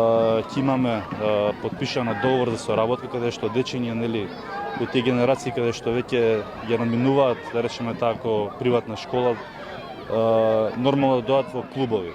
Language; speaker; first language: Macedonian; native; Macedonian